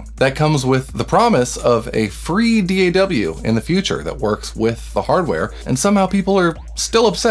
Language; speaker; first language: English; native; English